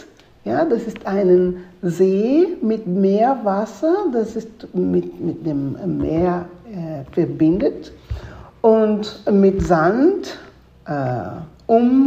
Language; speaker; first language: German; non-native, fluent; Spanish